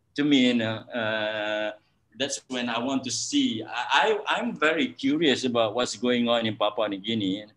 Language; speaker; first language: English; non-native, local second language; Malay